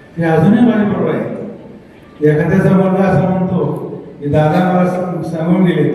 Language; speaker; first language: Marathi; native; Marathi